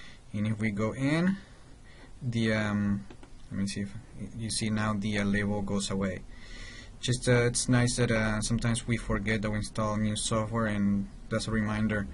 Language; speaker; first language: English; non-native, fluent; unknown